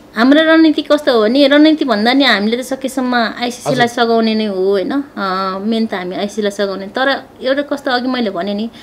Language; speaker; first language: Nepali; native; Nepali